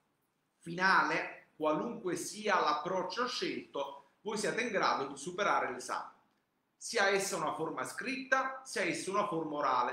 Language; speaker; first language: Italian; native; Italian